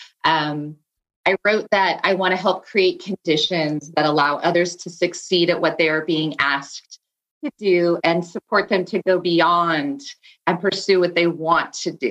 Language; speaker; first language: English; native; English